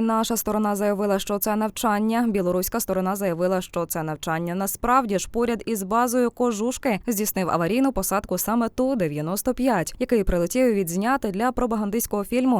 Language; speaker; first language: Ukrainian; native; Ukrainian